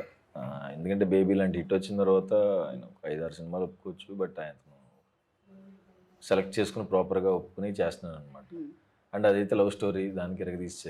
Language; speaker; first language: Telugu; native; Telugu